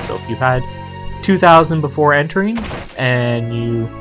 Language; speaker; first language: English; native; English